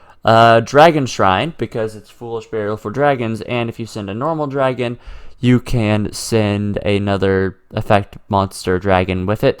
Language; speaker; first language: English; native; English